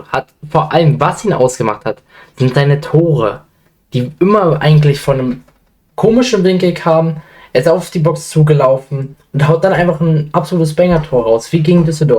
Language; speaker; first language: German; native; German